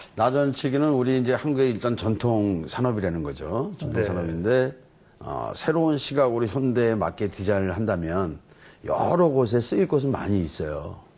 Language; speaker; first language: Korean; native; Korean